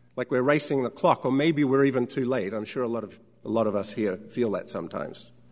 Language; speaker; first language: English; native; English